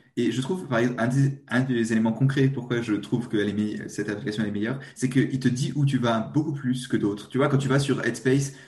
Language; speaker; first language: French; native; French